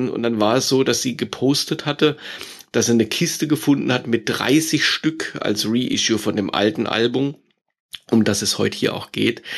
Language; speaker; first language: German; native; German